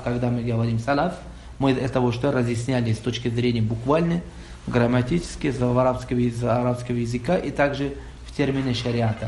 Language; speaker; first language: Russian; non-native, local second language; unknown